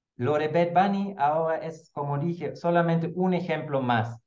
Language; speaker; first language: Spanish; non-native, fluent; German